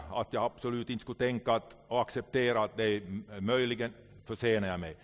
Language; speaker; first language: Swedish; native; Swedish